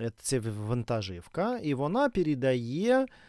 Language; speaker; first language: Ukrainian; non-native, learner; Russian